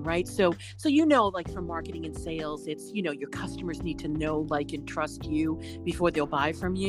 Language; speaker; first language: English; native; English